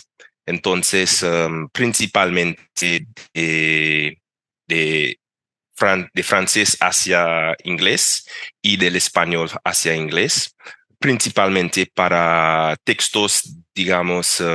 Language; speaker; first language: Spanish; non-native, fluent; English